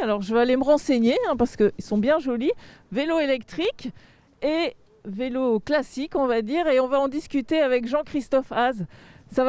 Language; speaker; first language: French; native; French